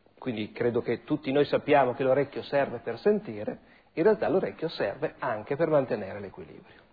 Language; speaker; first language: Italian; native; Italian